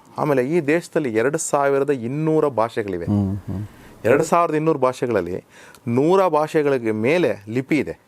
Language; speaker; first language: Kannada; native; Kannada